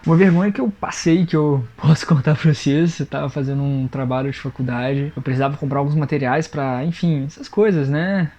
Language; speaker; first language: Portuguese; native; Portuguese